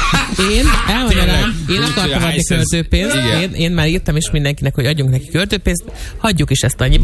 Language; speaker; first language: Hungarian; native; Hungarian